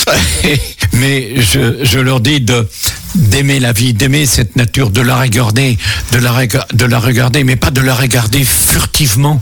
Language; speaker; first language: French; native; French